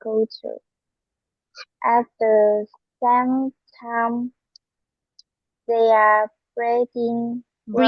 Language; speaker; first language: English; non-native, learner; Vietnamese